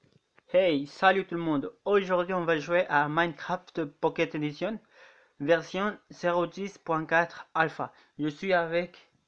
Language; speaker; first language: French; native; French